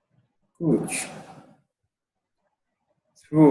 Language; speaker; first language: English; non-native, learner; Arabic